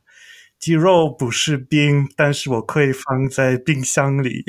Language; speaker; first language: Chinese; non-native, learner; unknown